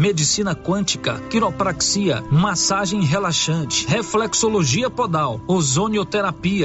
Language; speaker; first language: Portuguese; native; Portuguese